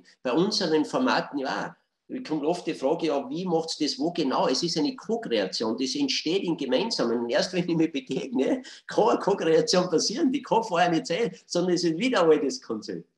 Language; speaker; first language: German; native; German